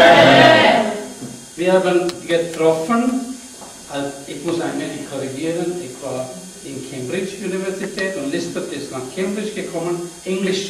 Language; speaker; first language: German; non-native, learner; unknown